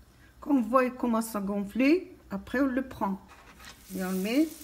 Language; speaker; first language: French; non-native, local second language; Arabic